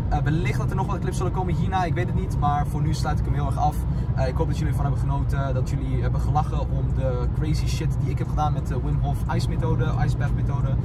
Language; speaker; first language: Dutch; native; Dutch